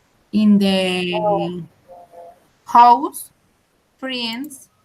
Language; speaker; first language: English; non-native, learner; Spanish